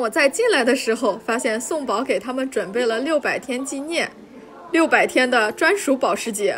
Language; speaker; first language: Chinese; native; Chinese